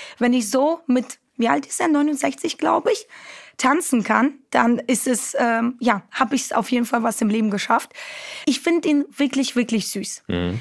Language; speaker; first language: German; non-native, fluent; Romanian